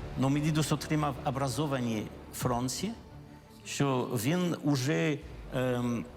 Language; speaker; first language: Ukrainian; non-native, learner; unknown